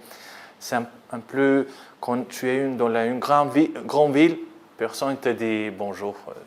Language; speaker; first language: French; non-native, learner; Greek